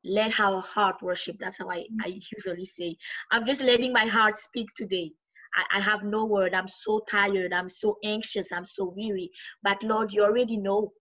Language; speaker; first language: English; non-native, fluent; French